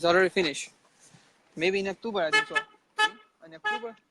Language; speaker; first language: English; non-native, fluent; Urdu